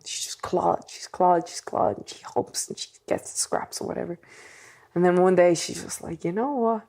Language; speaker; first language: English; native; English